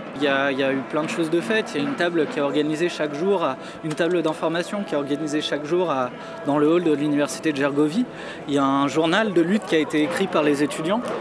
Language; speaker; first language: French; native; French